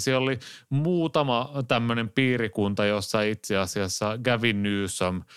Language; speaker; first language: Finnish; native; Finnish